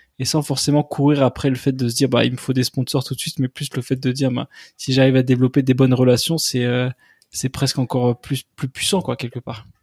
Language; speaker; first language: French; native; French